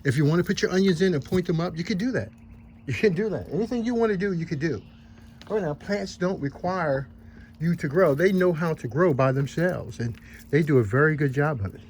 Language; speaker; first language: English; native; English